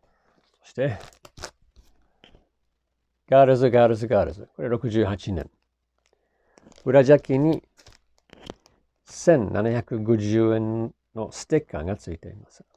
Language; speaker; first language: Japanese; non-native, fluent; English